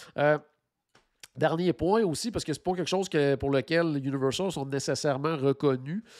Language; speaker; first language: French; native; French